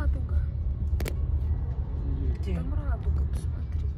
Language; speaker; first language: Russian; native; Russian